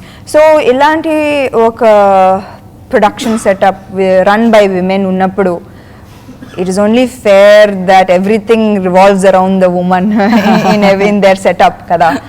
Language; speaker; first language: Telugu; non-native, fluent; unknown